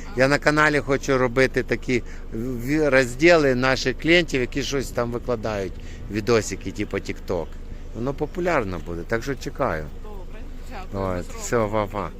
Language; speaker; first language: Ukrainian; native; Ukrainian